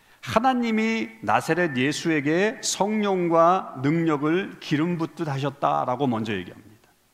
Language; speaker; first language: Korean; native; Korean